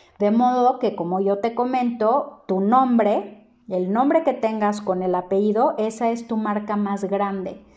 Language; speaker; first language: Spanish; native; Spanish